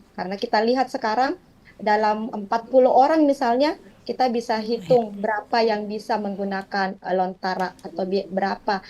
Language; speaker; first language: Indonesian; non-native, local second language; Buginese